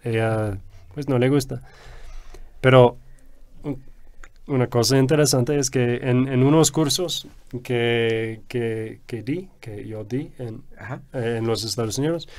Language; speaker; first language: Spanish; non-native, fluent; English